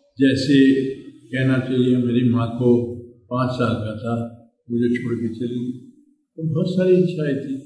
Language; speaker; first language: Hindi; native; Hindi